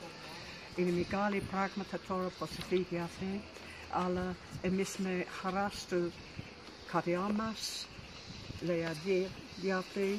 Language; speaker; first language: Greek; non-native, learner; English